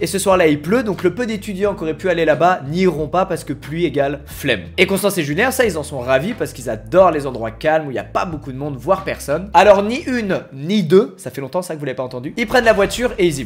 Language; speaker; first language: French; native; French